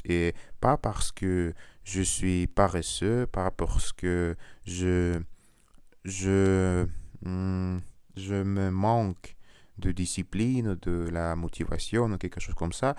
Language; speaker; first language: French; non-native, learner; Russian